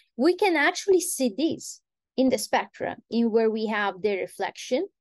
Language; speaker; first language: English; non-native, fluent; Italian